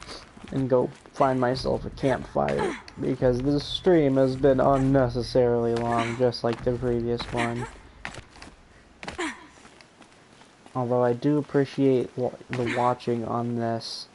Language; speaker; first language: English; native; English